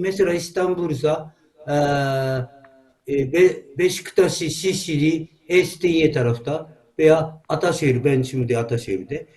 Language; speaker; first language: Turkish; non-native, learner; Japanese